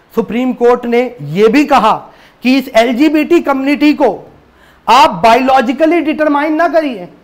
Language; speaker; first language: Hindi; native; Hindi